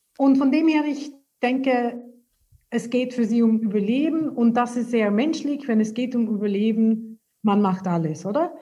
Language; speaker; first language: German; non-native, fluent; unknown